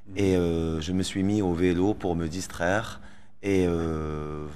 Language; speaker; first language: French; non-native, local second language; Arabic